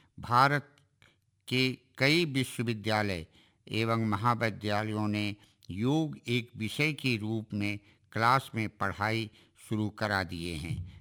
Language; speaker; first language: Hindi; native; Hindi